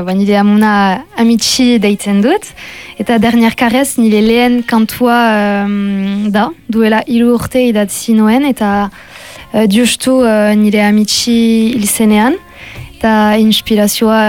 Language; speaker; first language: Basque; non-native, local second language; French